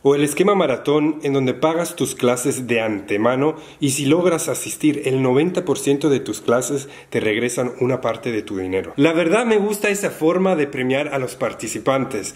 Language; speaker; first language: Spanish; non-native, fluent; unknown